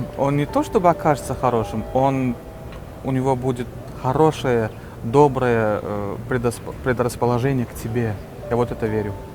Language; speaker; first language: Russian; non-native, local second language; Turkmen